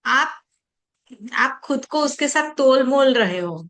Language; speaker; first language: Hindi; non-native, local second language; Gujarati